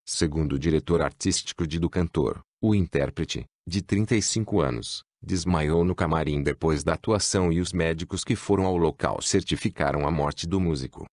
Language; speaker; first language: Portuguese; native; Portuguese